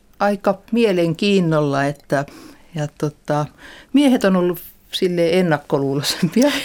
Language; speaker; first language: Finnish; native; Finnish